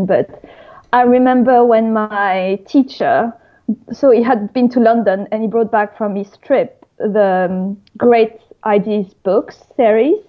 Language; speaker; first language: English; non-native, fluent; French